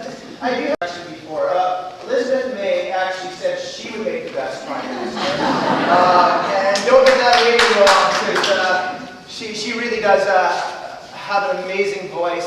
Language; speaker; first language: English; native; English